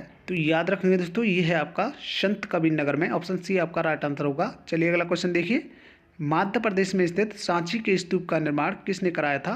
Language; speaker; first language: Hindi; native; Hindi